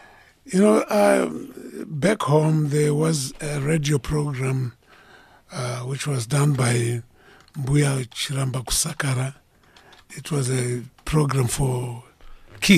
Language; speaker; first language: English; non-native, local second language; Shona